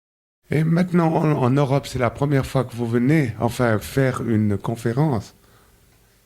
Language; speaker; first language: French; native; French